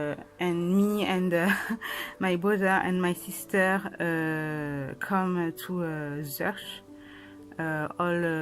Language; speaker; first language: English; non-native, learner; French